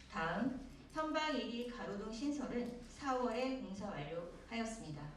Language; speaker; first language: Korean; native; Korean